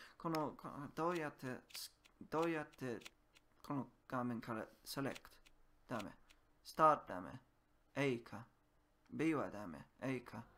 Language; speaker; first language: Japanese; non-native, learner; English